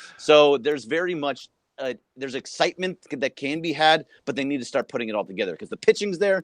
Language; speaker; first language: English; native; English